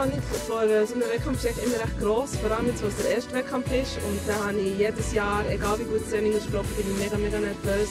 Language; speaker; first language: German; native; German